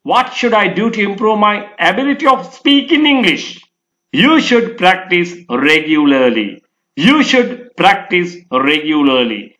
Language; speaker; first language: English; non-native, local second language; Sinhala